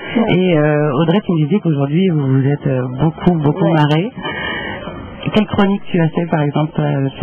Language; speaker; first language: French; native; French